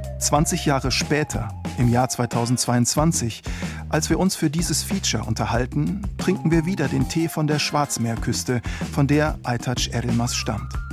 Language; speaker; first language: German; native; German